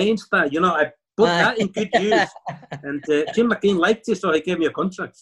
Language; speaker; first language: English; non-native, fluent; Finnish